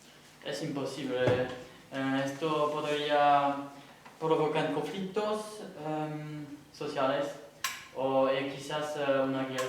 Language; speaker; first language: Spanish; non-native, learner; French